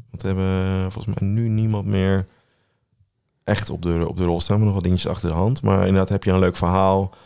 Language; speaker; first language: Dutch; native; Dutch